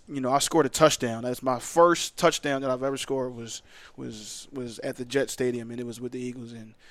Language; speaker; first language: English; native; English